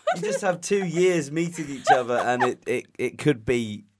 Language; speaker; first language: English; native; English